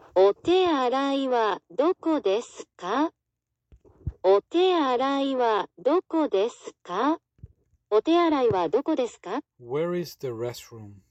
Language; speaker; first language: Japanese; non-native, learner; English